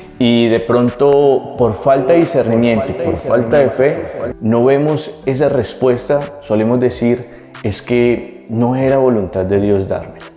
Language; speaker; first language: Spanish; native; Spanish